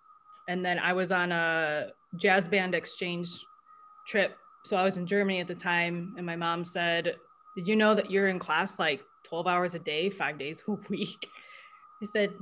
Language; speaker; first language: English; native; English